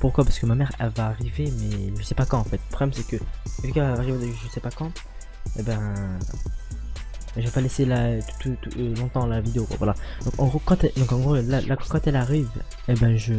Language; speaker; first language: French; native; French